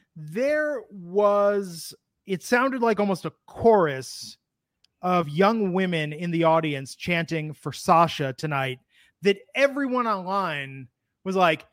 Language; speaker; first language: English; native; English